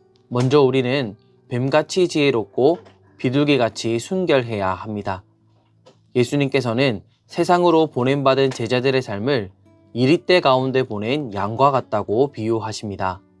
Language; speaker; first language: Korean; native; Korean